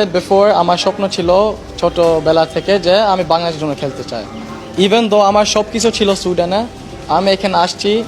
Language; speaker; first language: Bangla; early bilingual, heritage; Swedish